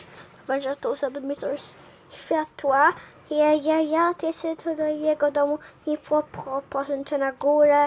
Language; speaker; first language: Polish; early bilingual, heritage; Polish